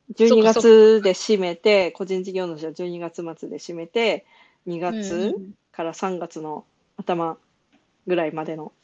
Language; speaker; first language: Japanese; native; Japanese